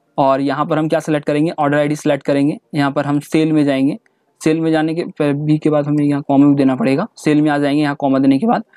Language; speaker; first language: Hindi; native; Hindi